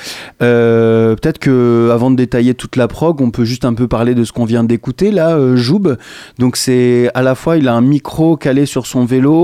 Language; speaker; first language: French; native; French